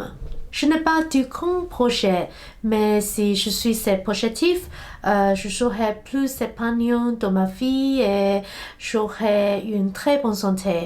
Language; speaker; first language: French; non-native, learner; Cantonese